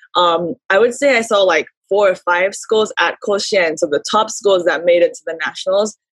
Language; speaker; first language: English; early bilingual, heritage; Japanese